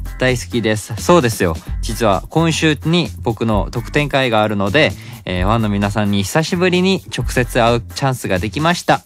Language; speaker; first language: Japanese; non-native, fluent; Korean